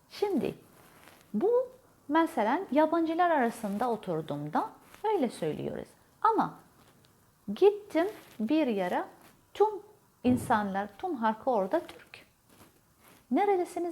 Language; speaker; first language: Turkish; non-native, learner; Arabic